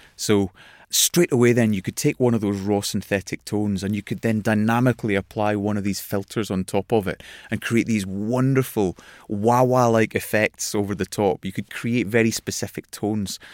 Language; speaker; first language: English; native; English